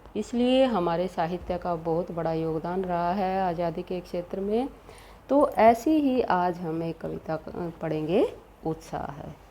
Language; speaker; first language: Hindi; native; Hindi